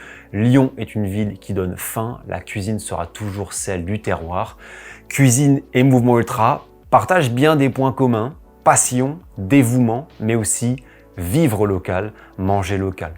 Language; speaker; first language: French; native; French